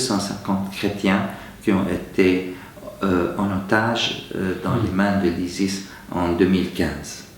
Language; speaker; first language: French; non-native, fluent; Arabic